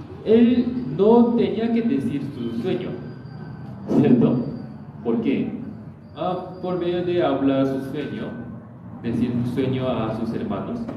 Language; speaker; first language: Spanish; non-native, learner; Korean